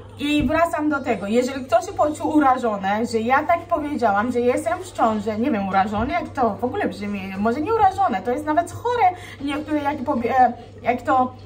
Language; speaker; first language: Polish; non-native, fluent; Swahili